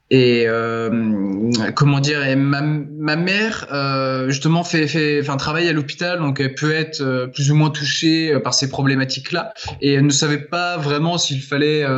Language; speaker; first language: French; native; French